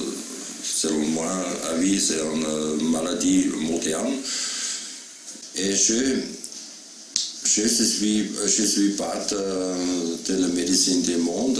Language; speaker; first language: French; non-native, learner; German